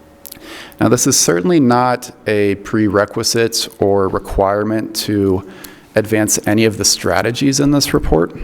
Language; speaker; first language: English; native; English